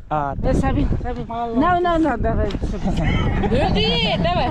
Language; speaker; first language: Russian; non-native, local second language; Uzbek